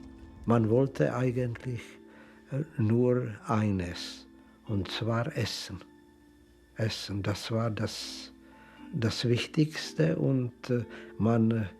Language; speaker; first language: German; non-native, fluent; Czech